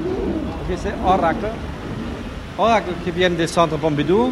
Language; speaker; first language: French; non-native, learner; German